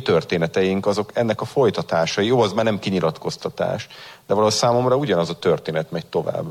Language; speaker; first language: Hungarian; native; Hungarian